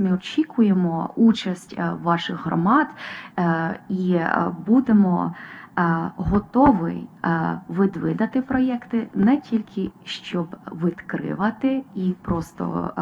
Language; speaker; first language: Ukrainian; non-native, fluent; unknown